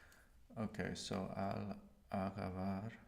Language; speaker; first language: Spanish; non-native, learner; English